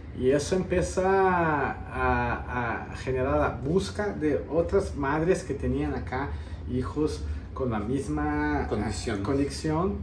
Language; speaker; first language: Spanish; early bilingual, heritage; Spanish